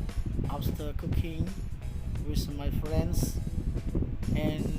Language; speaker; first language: English; non-native, learner; Khmer